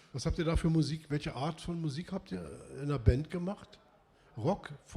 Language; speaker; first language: German; native; German